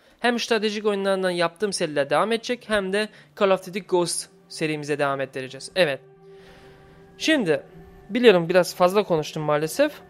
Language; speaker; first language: Turkish; early bilingual, heritage; Turkish